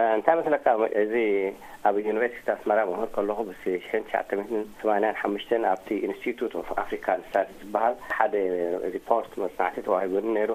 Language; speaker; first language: Tigrinya; non-native, local second language; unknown